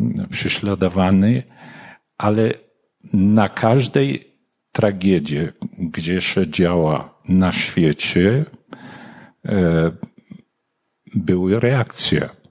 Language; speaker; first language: Polish; non-native, fluent; Kurdish